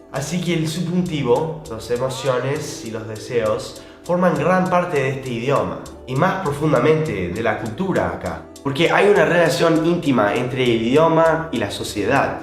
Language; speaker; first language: Spanish; non-native, fluent; English